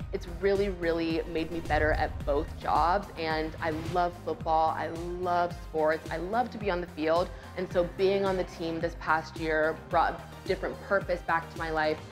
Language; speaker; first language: English; native; English